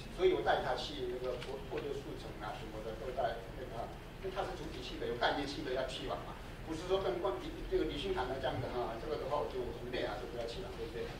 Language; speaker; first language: Chinese; non-native, fluent; Korean